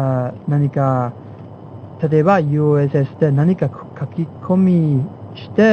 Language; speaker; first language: Japanese; non-native, fluent; English